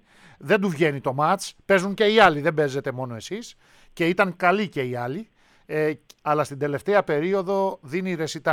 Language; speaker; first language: Greek; native; Greek